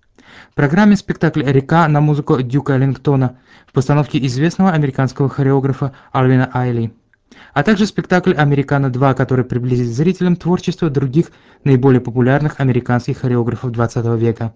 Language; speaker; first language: Russian; native; Russian